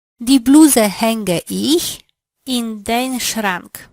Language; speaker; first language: German; non-native, learner; Polish